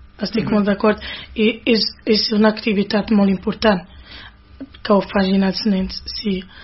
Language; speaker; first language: Catalan; non-native, fluent; Arabic